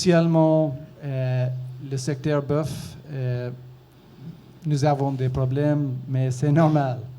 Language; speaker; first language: French; non-native, learner; English